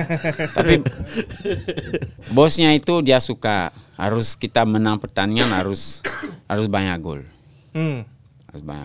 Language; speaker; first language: Indonesian; non-native, local second language; French